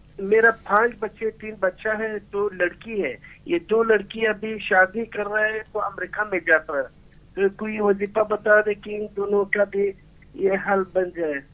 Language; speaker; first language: Urdu; non-native, fluent; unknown